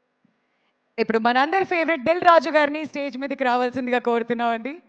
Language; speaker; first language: Telugu; native; Telugu